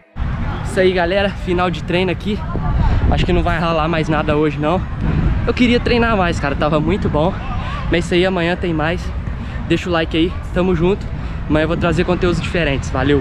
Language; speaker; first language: Portuguese; native; Portuguese